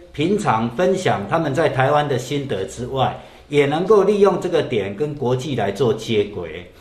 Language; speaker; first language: Chinese; native; Chinese